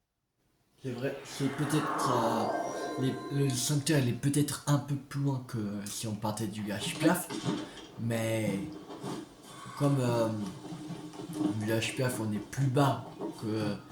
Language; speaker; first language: French; native; French